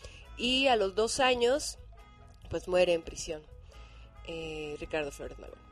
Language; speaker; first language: Spanish; native; Spanish